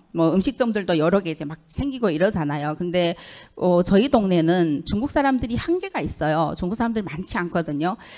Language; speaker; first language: Korean; native; Korean